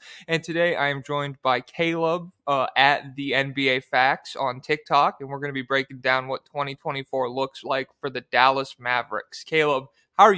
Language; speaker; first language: English; native; English